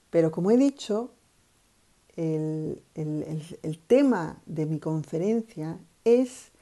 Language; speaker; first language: Spanish; native; Spanish